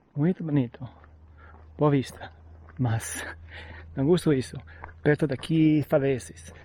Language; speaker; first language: Portuguese; non-native, learner; English